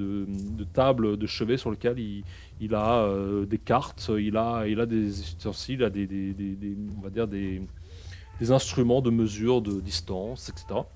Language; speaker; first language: French; native; French